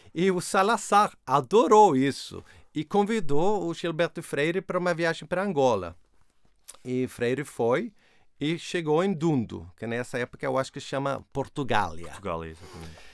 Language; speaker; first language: Portuguese; non-native, fluent; Swedish